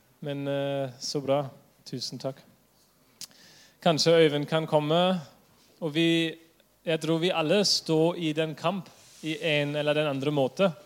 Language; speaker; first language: Norwegian; non-native, fluent; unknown